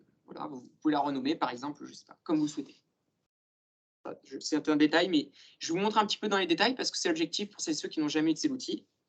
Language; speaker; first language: French; native; French